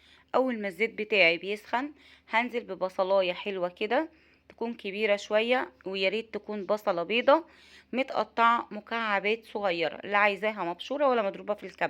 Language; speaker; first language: Arabic; native; Arabic